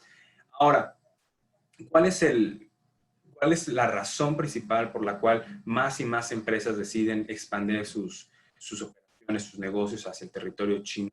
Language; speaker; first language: Spanish; native; Spanish